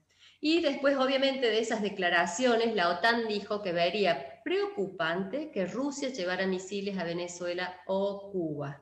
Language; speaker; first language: Spanish; native; Spanish